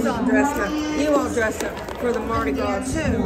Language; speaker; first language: English; native; English